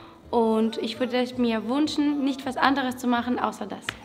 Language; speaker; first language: German; non-native, fluent; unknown